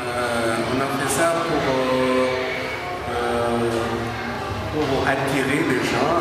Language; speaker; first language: French; non-native, local second language; Malagasy